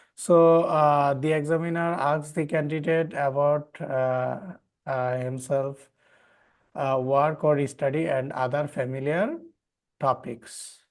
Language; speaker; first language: English; non-native, learner; Bangla